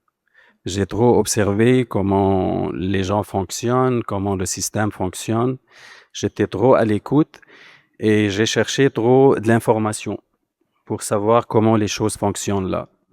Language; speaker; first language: French; non-native, local second language; Arabic